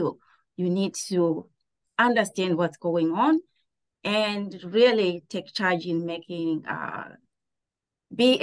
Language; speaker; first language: English; non-native, local second language; Shona